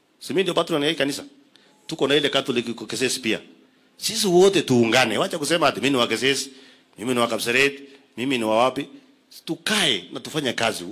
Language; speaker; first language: Swahili; non-native, local second language; Kalenjin